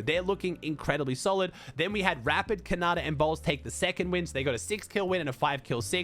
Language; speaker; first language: English; native; English